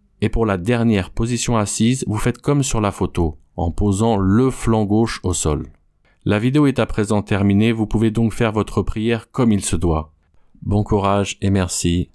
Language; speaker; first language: French; native; French